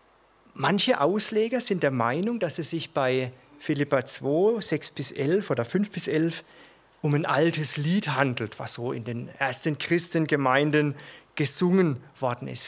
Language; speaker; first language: German; native; German